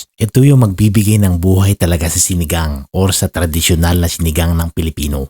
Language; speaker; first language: Filipino; non-native, local second language; Iloko